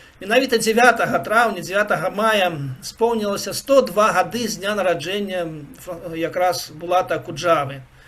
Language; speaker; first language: Belarusian; non-native, local second language; Russian